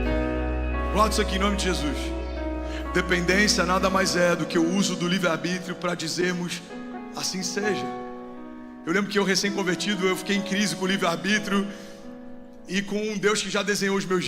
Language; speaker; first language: Portuguese; native; Portuguese